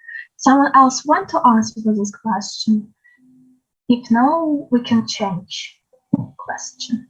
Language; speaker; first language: English; non-native, learner; Ukrainian